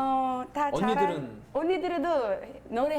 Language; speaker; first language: Korean; non-native, learner; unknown